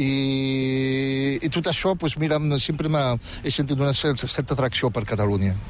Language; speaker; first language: Catalan; non-native, fluent; Riffian